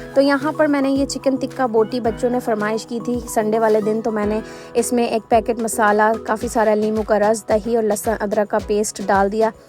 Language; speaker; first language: Urdu; native; Urdu